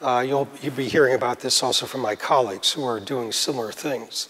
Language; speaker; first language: English; native; English